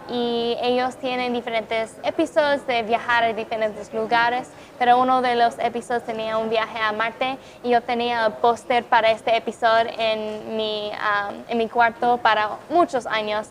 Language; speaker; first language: Spanish; non-native, fluent; English